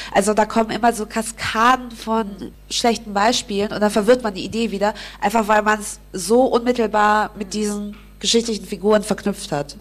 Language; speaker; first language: German; early bilingual, other home language; Vietnamese